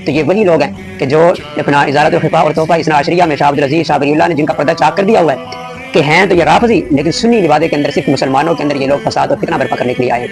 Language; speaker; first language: Urdu; native; Urdu